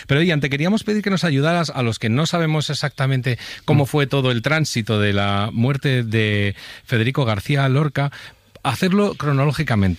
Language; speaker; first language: Spanish; native; Spanish